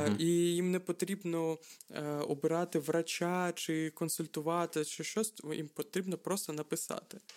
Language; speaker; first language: Ukrainian; non-native, local second language; Russian